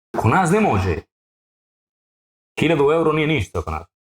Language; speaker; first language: Bosnian; non-native, learner; Spanish